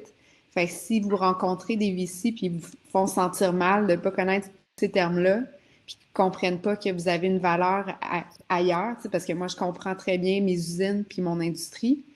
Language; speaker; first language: French; native; French